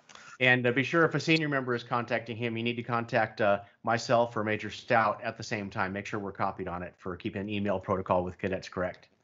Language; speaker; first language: English; native; English